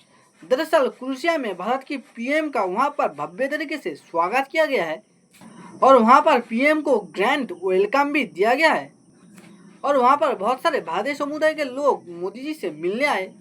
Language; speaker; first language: Hindi; native; Hindi